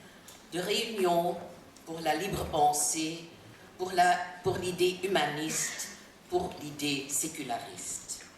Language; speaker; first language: French; non-native, fluent; Dutch